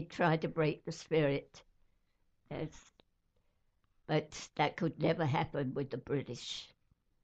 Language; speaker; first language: English; native; English